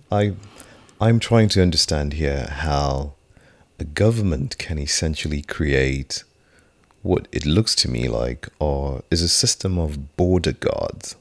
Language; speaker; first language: English; native; English